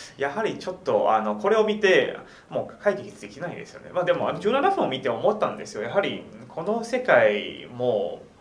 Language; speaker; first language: Japanese; non-native, fluent; Chinese